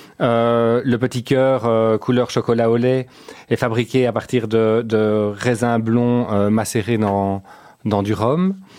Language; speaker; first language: French; native; French